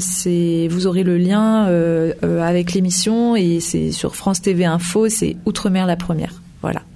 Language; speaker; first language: French; native; French